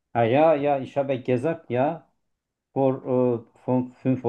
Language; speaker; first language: German; non-native, learner; Turkish